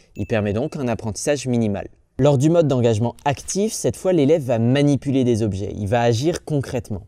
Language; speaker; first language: French; native; French